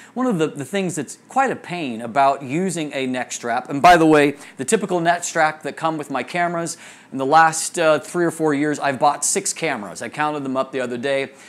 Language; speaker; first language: English; native; English